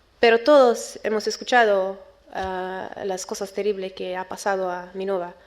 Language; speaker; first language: Spanish; non-native, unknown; Romanian